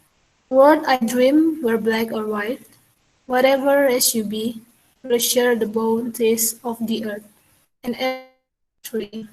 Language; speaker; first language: English; non-native, learner; Indonesian